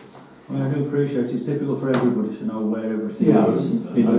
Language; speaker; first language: English; native; English